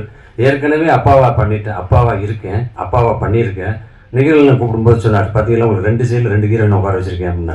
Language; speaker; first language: Tamil; native; Tamil